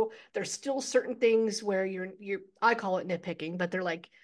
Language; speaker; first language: English; native; English